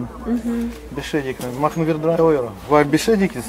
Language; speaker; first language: German; non-native, learner; Russian